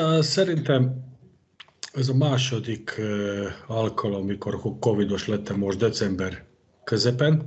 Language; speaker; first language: Hungarian; non-native, fluent; Serbian